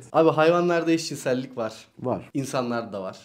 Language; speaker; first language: Turkish; native; Turkish